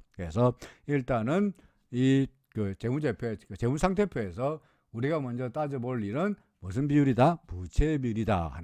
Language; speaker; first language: Korean; native; Korean